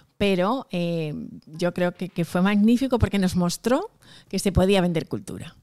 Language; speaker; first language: Spanish; early bilingual, other home language; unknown